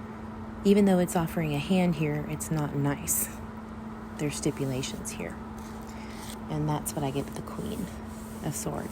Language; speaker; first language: English; native; English